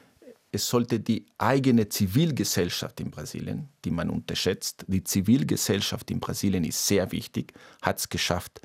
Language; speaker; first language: German; non-native, fluent; Portuguese